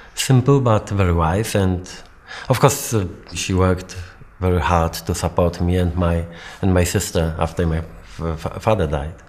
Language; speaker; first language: English; non-native, fluent; Polish